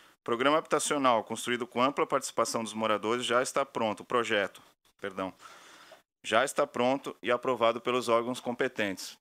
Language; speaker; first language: Portuguese; native; Portuguese